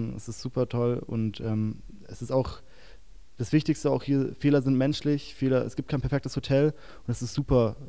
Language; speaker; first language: German; native; German